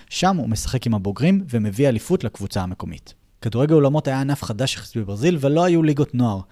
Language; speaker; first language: Hebrew; native; Hebrew